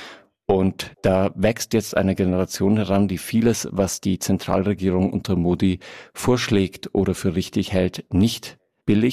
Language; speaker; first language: German; native; German